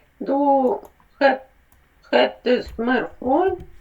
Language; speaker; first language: German; non-native, learner; Ukrainian